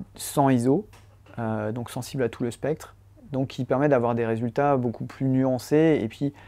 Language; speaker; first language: French; native; French